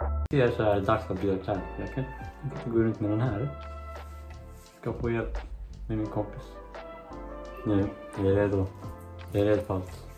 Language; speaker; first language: Swedish; early bilingual, other home language; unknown